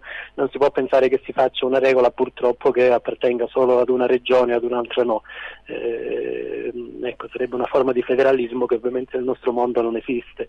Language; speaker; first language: Italian; native; Italian